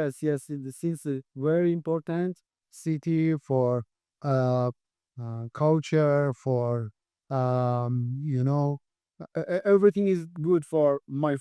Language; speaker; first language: English; non-native, learner; Persian